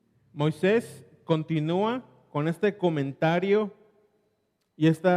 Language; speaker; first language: Spanish; native; Spanish